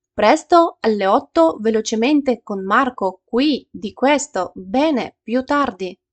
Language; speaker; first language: Italian; non-native, fluent; Ukrainian